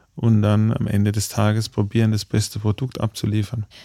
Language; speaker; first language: German; native; German